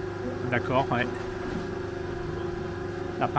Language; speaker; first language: French; native; French